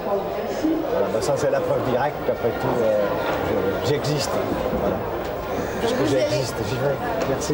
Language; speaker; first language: French; native; French